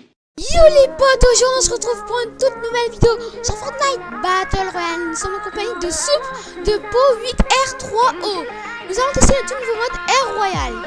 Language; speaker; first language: French; native; French